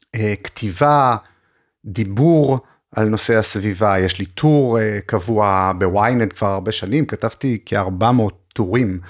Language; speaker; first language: Hebrew; native; Hebrew